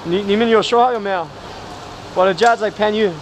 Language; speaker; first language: Chinese; non-native, learner; English